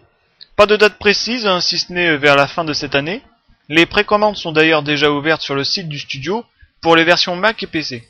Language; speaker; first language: French; native; French